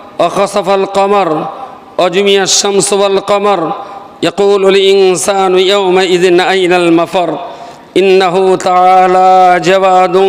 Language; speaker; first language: Arabic; non-native, fluent; Bangla